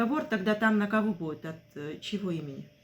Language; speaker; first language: Russian; native; Russian